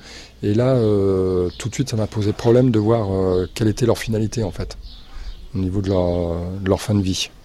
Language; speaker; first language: French; native; French